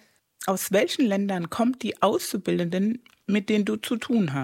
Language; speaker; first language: German; non-native, fluent; Spanish